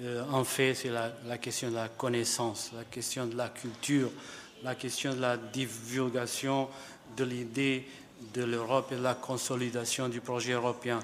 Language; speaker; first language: French; non-native, fluent; Portuguese